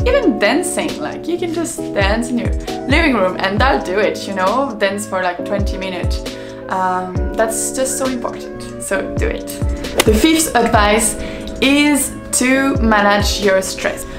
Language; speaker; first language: English; non-native, fluent; French